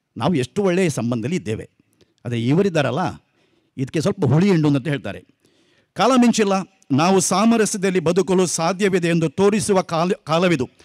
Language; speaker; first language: Kannada; non-native, local second language; Konkani